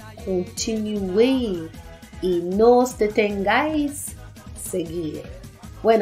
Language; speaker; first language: Spanish; non-native, fluent; English